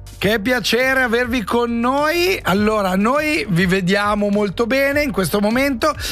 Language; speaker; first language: Italian; native; Italian